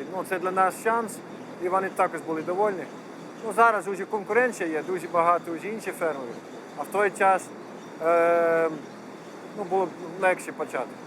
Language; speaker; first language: Ukrainian; non-native, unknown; Dutch